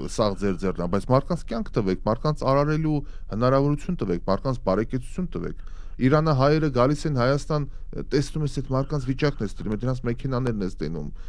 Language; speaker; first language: Armenian; native; Armenian